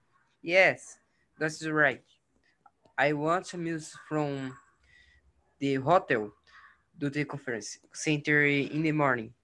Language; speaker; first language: English; non-native, learner; Portuguese